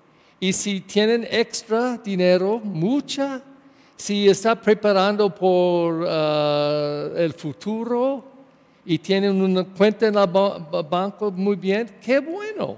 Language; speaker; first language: Spanish; non-native, learner; English